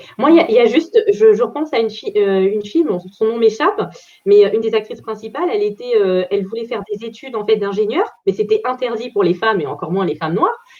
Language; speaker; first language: French; native; French